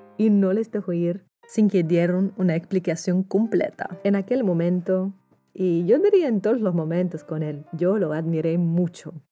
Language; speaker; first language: Spanish; non-native, fluent; English